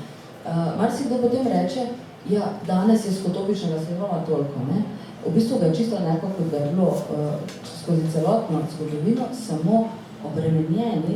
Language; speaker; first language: Slovenian; native; Slovenian